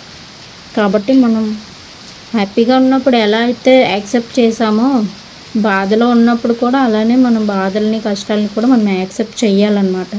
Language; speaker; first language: Telugu; native; Telugu